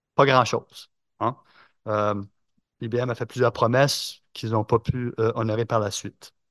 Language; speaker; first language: French; native; French